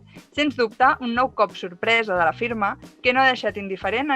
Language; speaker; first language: Catalan; native; Catalan